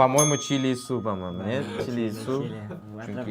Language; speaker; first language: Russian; non-native, local second language; Uzbek